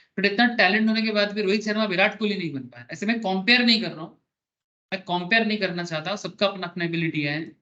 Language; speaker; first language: Hindi; non-native, local second language; Bangla